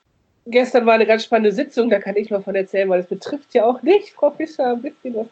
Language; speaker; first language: German; native; German